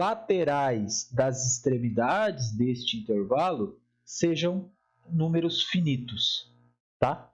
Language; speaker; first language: Portuguese; native; Portuguese